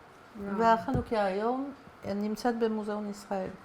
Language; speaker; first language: Hebrew; non-native, fluent; French